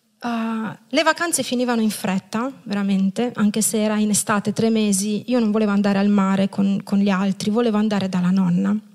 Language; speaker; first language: Italian; non-native, fluent; Romanian